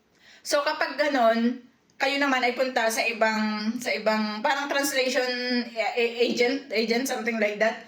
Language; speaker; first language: Filipino; native; Filipino